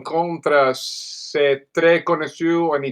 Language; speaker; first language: French; non-native, learner; Italian